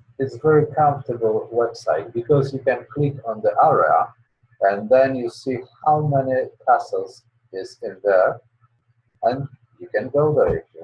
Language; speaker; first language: English; non-native, learner; Polish